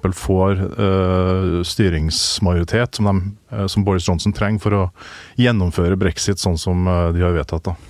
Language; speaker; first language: Norwegian; native; Norwegian